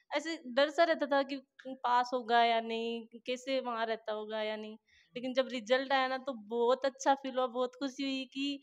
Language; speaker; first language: Hindi; native; Hindi